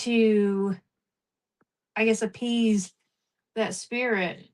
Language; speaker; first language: English; native; English